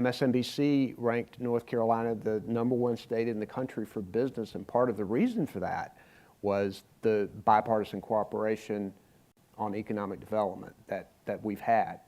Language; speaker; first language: English; native; English